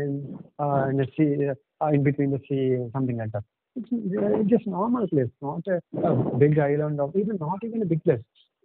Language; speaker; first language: English; non-native, local second language; Telugu